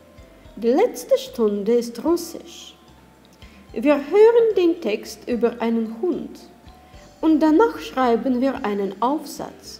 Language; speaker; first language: German; non-native, learner; Russian